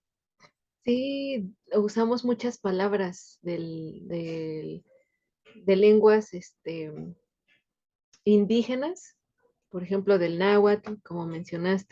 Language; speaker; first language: Spanish; native; Spanish